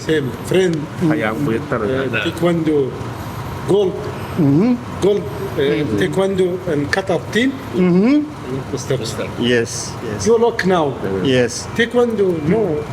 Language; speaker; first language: English; non-native, learner; Arabic